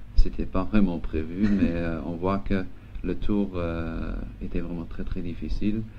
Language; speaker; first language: French; non-native, local second language; Luxembourgish